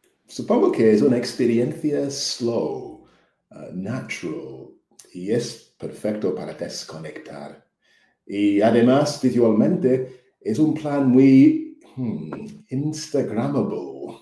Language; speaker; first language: Spanish; non-native, fluent; English